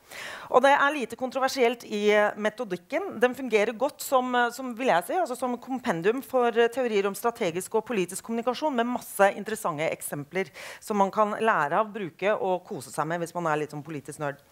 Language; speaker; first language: Norwegian; native; Norwegian